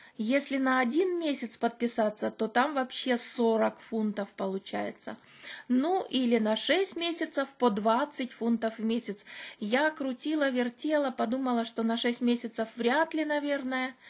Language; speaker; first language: Russian; native; Russian